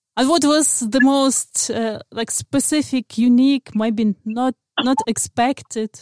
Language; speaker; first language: English; non-native, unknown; Ukrainian